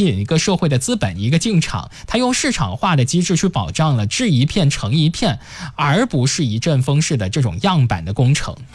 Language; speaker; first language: Chinese; native; Chinese